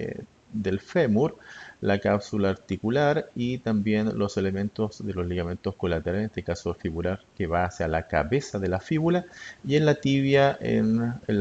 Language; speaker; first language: Spanish; native; Spanish